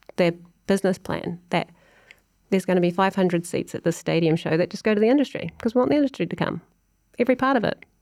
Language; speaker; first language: English; native; English